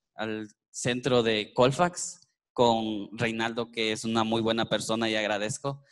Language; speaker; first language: Spanish; native; Spanish